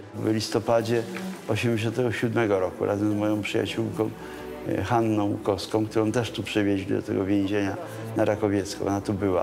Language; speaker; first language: Polish; native; Polish